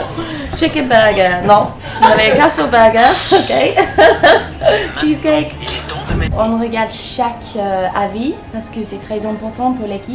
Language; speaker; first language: French; non-native, learner; English